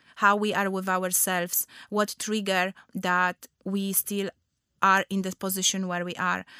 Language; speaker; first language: English; non-native, fluent; Polish